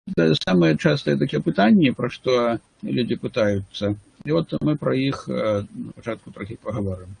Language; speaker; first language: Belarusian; non-native, local second language; Russian